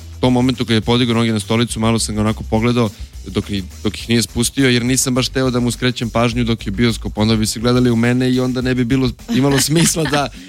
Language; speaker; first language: Serbian; native; Serbian